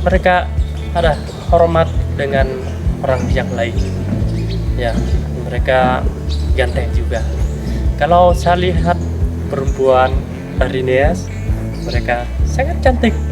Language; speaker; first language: Indonesian; non-native, learner; Vietnamese